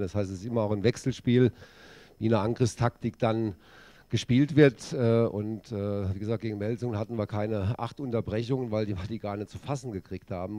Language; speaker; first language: German; native; German